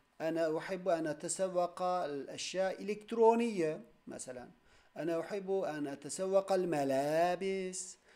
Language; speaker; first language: Arabic; non-native, fluent; Turkish